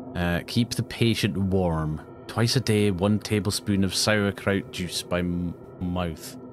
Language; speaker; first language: English; native; English